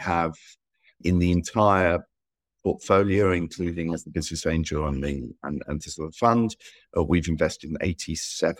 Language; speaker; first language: English; native; English